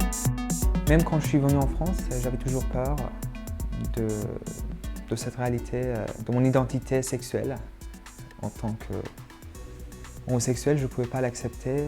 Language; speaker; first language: French; non-native, fluent; Persian